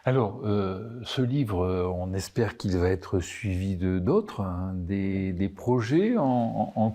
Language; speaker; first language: French; native; French